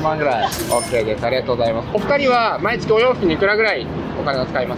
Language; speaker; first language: Japanese; native; Japanese